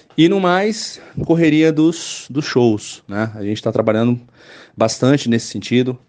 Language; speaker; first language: Portuguese; native; Portuguese